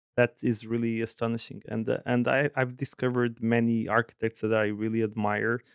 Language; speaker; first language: English; non-native, fluent; Portuguese